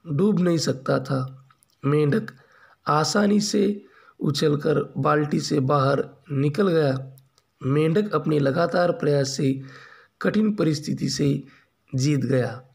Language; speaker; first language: Hindi; non-native, local second language; Marathi